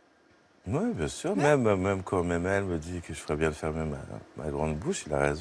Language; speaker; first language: French; native; French